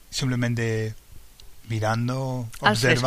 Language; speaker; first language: Spanish; non-native, fluent; English